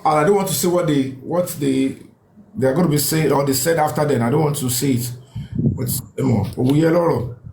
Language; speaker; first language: English; non-native, local second language; Yoruba